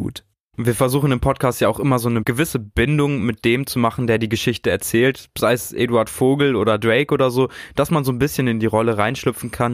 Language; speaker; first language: German; native; German